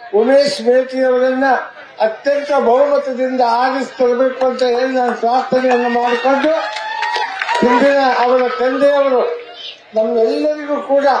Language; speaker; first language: Kannada; non-native, local second language; Lambadi